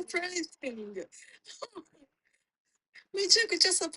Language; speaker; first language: Japanese; non-native, fluent; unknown